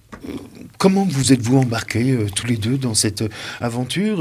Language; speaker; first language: French; native; French